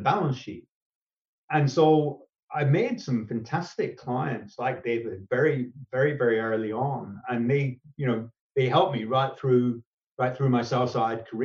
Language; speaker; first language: English; native; English